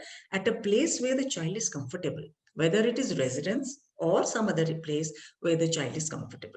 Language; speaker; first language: English; non-native, local second language; Malayalam